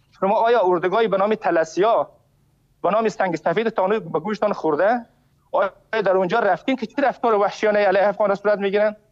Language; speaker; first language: Persian; native; Persian